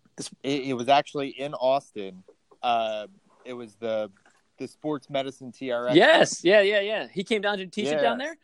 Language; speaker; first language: English; native; English